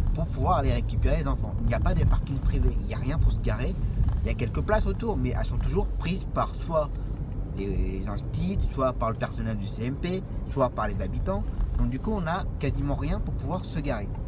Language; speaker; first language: French; native; French